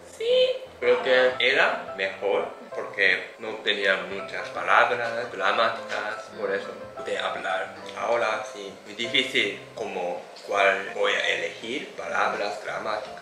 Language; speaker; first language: Spanish; non-native, learner; Japanese